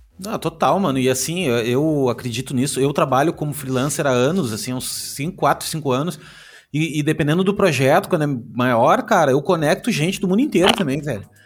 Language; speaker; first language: Portuguese; native; Portuguese